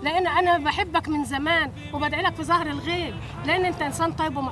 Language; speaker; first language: Arabic; native; Arabic